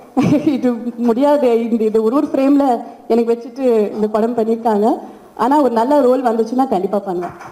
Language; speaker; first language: Tamil; non-native, fluent; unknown